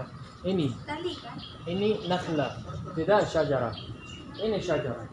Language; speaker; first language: Indonesian; non-native, learner; Arabic